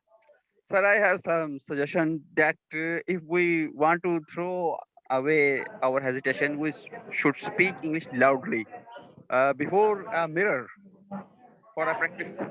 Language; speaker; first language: English; non-native, learner; Urdu